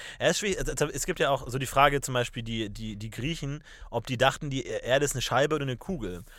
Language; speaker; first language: German; native; German